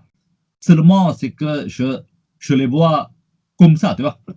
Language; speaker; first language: French; non-native, fluent; Chinese